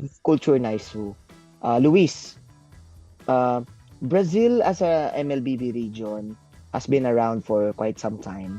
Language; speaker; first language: English; non-native, local second language; Filipino